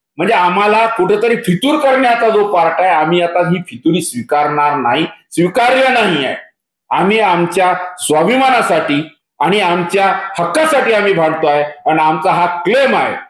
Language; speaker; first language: Marathi; non-native, local second language; Lambadi